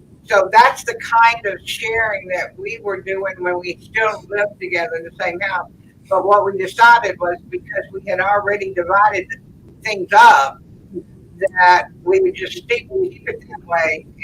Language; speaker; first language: English; native; English